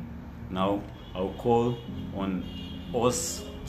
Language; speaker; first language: English; non-native, local second language; Yoruba